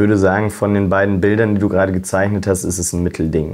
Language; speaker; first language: German; native; German